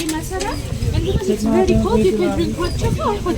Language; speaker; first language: English; non-native, learner; Georgian